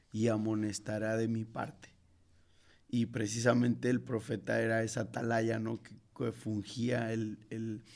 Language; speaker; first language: Spanish; native; Spanish